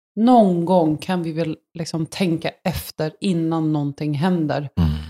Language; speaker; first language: Swedish; early bilingual, other home language; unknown